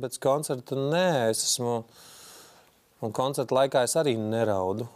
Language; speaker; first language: Latvian; native; Latvian